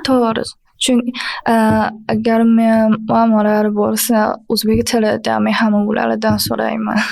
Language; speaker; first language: Uzbek; non-native, learner; Chinese